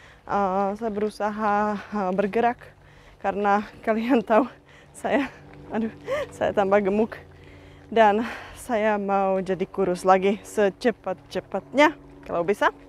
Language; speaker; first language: Indonesian; non-native, fluent; Czech